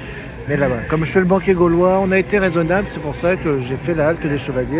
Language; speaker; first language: French; native; French